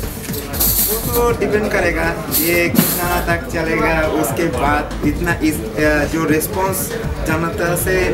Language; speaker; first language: Hindi; non-native, fluent; Bangla